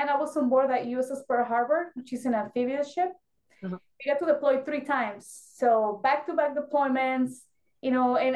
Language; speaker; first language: English; non-native, fluent; Spanish